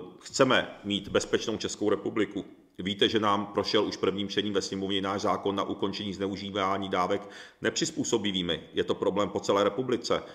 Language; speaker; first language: Czech; early bilingual, other home language; Japanese